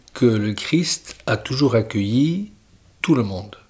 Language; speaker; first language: French; native; French